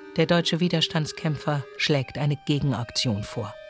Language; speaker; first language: German; native; German